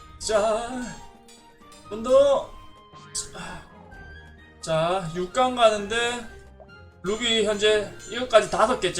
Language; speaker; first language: Korean; native; Korean